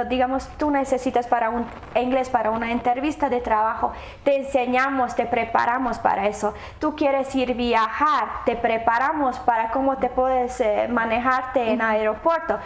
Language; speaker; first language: Spanish; non-native, learner; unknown